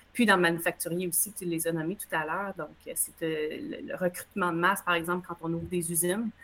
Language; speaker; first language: French; native; French